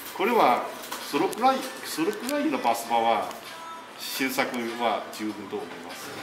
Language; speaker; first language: Japanese; non-native, fluent; Chinese